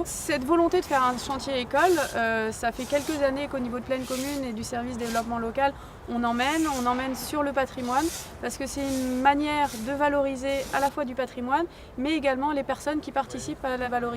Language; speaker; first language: French; native; French